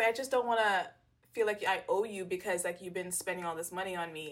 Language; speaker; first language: English; non-native, local second language; Swahili